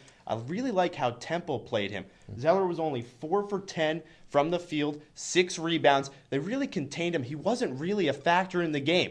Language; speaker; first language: English; native; English